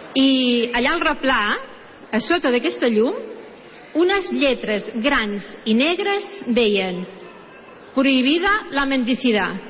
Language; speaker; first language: Catalan; native; Catalan